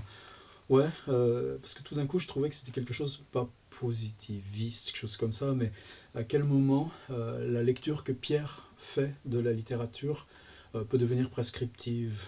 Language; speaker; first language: French; native; French